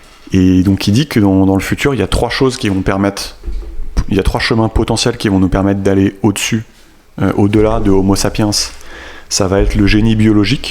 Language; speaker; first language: French; native; French